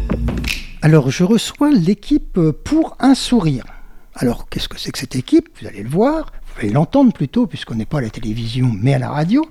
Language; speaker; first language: French; native; French